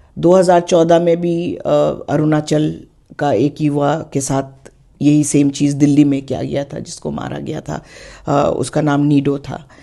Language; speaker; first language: Hindi; non-native, local second language; Khasi